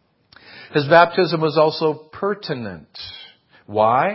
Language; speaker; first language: English; native; English